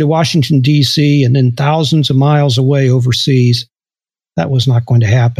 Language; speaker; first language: English; native; English